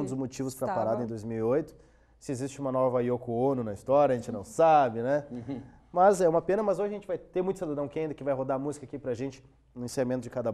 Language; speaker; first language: Portuguese; native; Portuguese